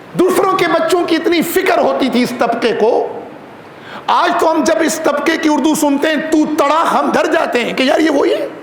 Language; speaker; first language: Urdu; non-native, local second language; Kashmiri